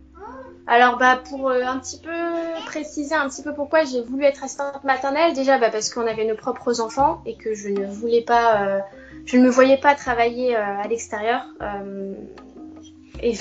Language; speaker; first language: French; native; French